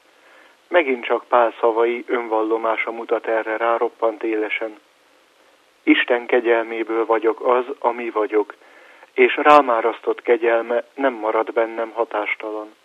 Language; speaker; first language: Hungarian; native; Hungarian